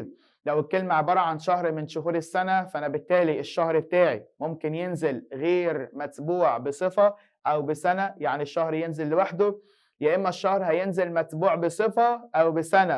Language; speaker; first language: Arabic; native; Arabic